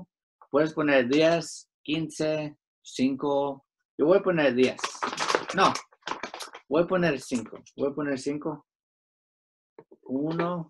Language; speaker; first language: Spanish; early bilingual, heritage; Spanish